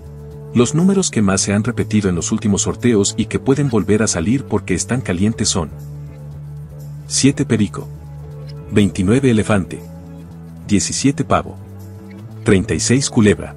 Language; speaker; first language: Spanish; native; Spanish